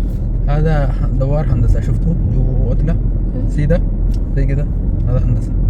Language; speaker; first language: Arabic; non-native, learner; Malayalam